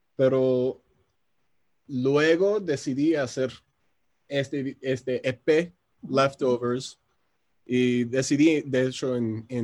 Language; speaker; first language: Spanish; non-native, fluent; English